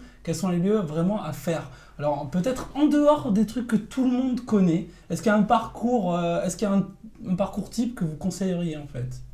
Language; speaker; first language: French; native; French